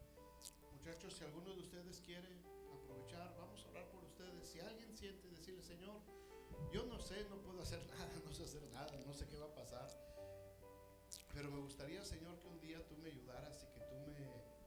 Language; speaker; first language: Spanish; native; Spanish